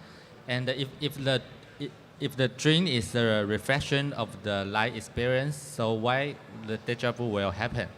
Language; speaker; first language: English; non-native, fluent; Chinese